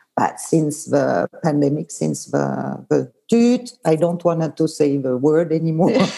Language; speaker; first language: English; non-native, fluent; Swiss German